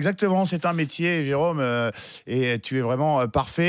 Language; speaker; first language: French; native; French